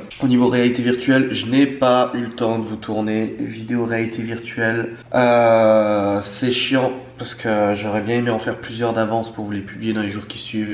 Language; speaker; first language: French; native; French